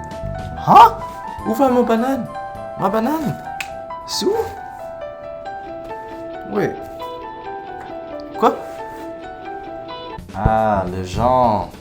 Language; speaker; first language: French; non-native, learner; English